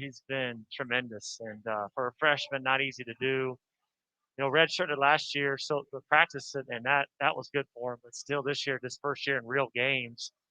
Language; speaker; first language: English; native; English